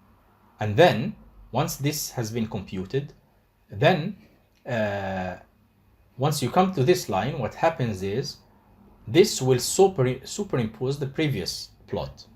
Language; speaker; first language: English; non-native, fluent; Arabic